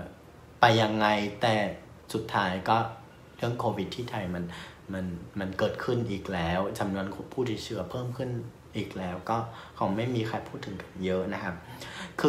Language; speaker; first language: Thai; non-native, fluent; Vietnamese